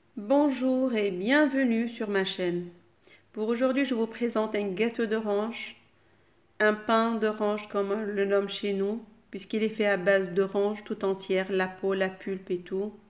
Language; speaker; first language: French; non-native, local second language; Arabic